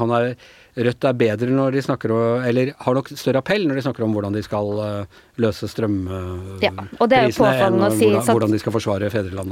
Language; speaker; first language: Norwegian; native; Norwegian